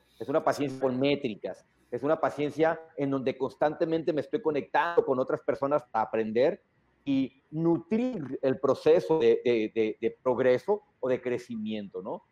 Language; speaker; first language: Spanish; native; Spanish